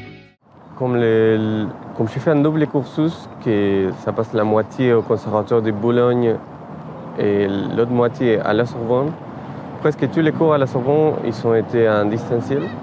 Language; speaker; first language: French; non-native, fluent; Italian